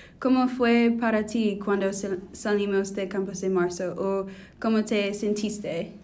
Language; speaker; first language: Spanish; non-native, learner; English